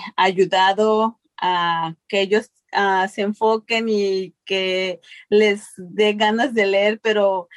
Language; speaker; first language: Spanish; native; Spanish